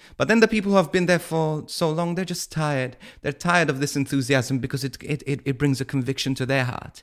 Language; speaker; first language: English; non-native, fluent; Maltese